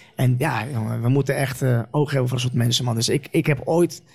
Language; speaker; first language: Dutch; native; Dutch